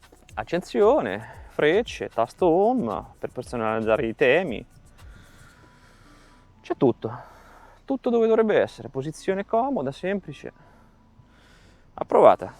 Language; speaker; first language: Italian; native; Italian